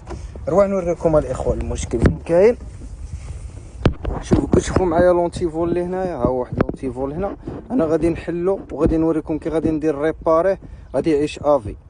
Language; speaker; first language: Arabic; native; Arabic